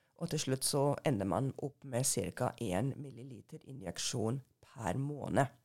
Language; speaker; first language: Norwegian; non-native, fluent; German